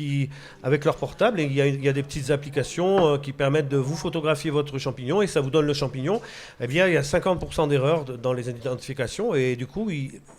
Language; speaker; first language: French; native; French